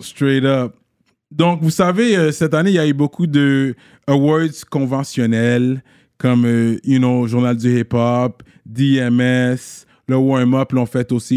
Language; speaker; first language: French; native; French